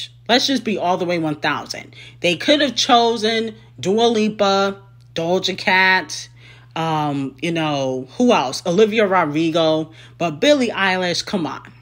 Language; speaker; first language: English; native; English